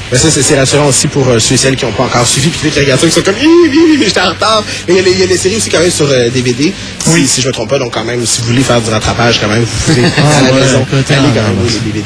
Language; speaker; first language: French; native; French